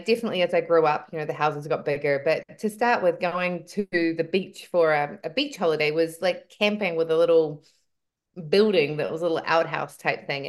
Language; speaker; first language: English; native; English